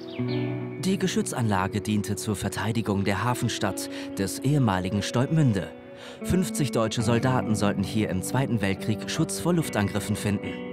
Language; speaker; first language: German; native; German